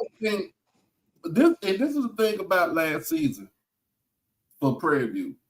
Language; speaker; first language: English; native; English